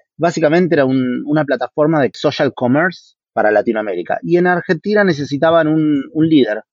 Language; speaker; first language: Spanish; native; Spanish